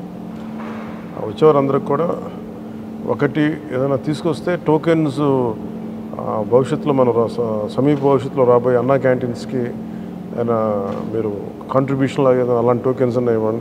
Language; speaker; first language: Telugu; native; Telugu